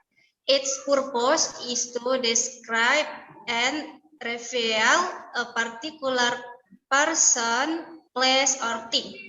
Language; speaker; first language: English; non-native, learner; Indonesian